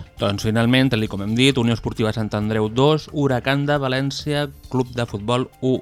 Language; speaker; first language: Catalan; native; Catalan